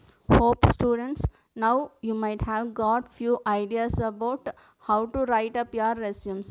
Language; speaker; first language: English; non-native, local second language; Tamil